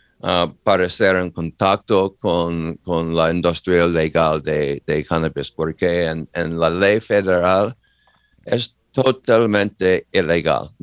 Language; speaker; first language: Spanish; non-native, learner; English